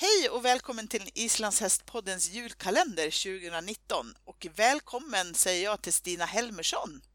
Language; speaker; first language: Swedish; native; Swedish